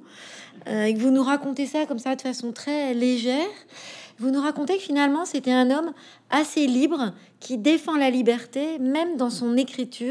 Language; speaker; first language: French; native; French